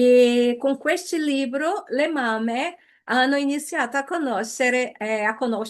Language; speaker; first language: Italian; early bilingual, heritage; Portuguese